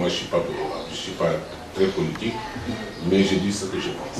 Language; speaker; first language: French; non-native, local second language; Wolof